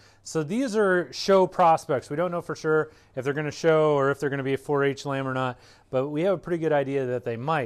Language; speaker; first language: English; native; English